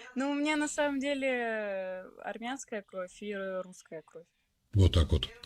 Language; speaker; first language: Russian; native; Russian